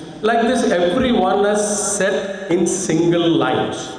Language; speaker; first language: English; non-native, local second language; Tamil